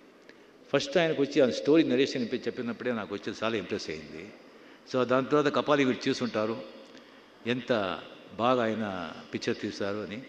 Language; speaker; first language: Telugu; non-native, fluent; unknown